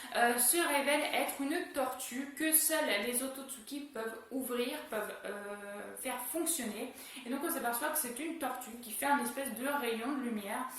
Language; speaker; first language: French; native; French